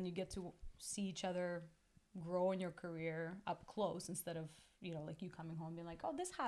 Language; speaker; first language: English; non-native, fluent; Russian